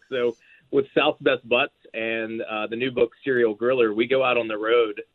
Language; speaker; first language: English; native; English